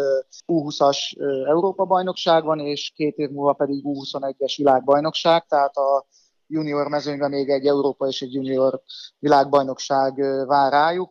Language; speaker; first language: Hungarian; native; Hungarian